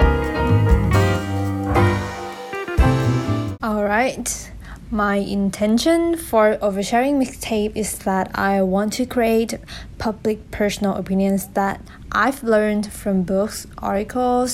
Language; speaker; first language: English; non-native, fluent; Thai